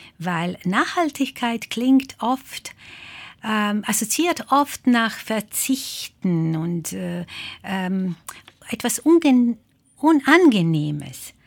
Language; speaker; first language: German; non-native, fluent; Croatian